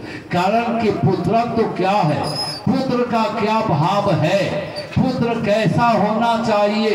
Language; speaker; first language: Hindi; native; Hindi